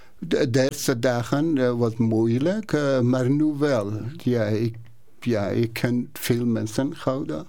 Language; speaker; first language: Dutch; non-native, learner; Persian